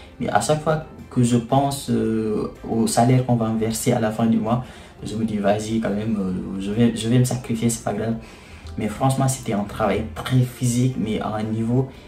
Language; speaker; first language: French; non-native, local second language; Wolof